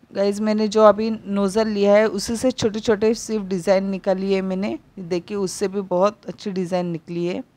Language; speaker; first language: Hindi; non-native, local second language; Marathi